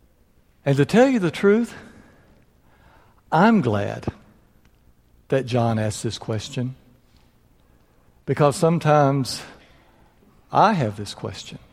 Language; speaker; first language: English; native; English